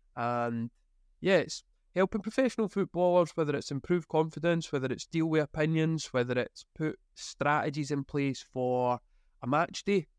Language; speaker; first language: English; native; English